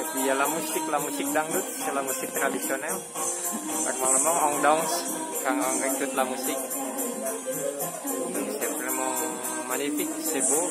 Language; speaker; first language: French; non-native, learner; Indonesian